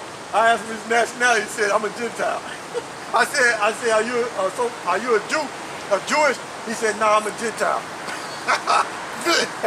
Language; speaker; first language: English; native; English